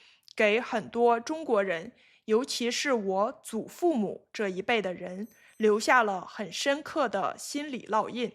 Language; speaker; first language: Chinese; native; Chinese